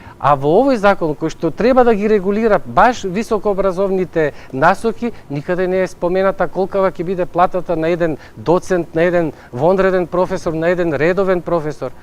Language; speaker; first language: Macedonian; native; Macedonian